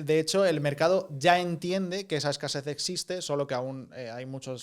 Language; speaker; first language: Spanish; native; Spanish